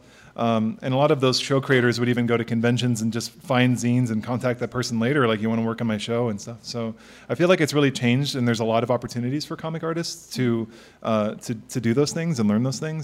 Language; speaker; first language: English; native; English